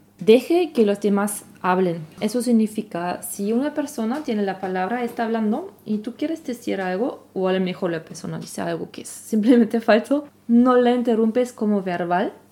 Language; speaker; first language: Spanish; non-native, fluent; German